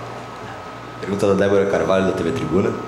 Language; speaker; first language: Portuguese; native; Portuguese